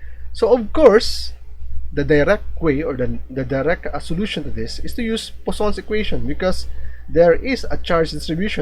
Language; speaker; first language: English; non-native, local second language; Filipino